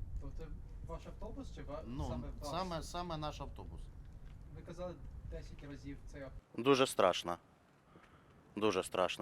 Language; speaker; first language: Ukrainian; non-native, local second language; Russian